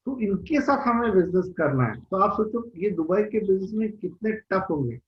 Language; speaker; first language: Hindi; non-native, local second language; Marathi